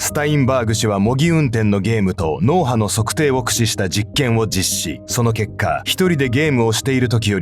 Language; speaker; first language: Japanese; native; Japanese